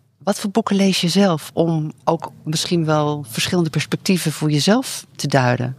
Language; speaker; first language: Dutch; native; Dutch